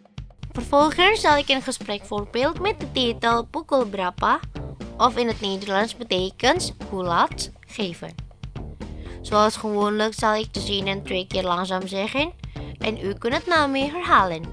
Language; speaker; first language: Dutch; non-native, learner; Indonesian